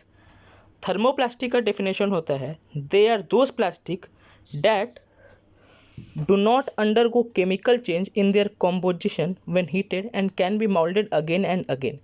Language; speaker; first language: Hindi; native; Hindi